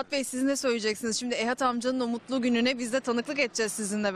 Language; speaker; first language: Turkish; native; Turkish